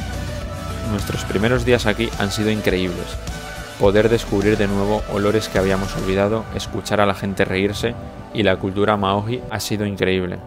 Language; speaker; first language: Spanish; native; Spanish